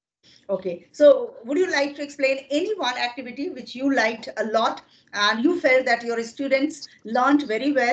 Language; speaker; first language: English; non-native, fluent; Hindi